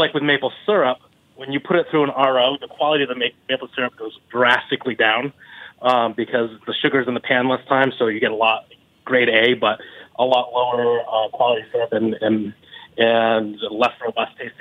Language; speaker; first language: English; native; English